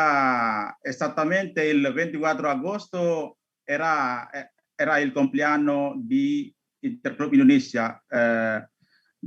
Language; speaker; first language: Italian; non-native, learner; Indonesian